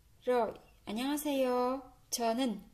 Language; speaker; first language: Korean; non-native, fluent; Vietnamese